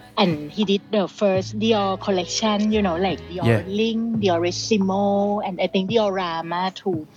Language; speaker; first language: English; non-native, fluent; Thai